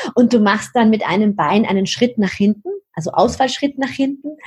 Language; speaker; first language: German; native; German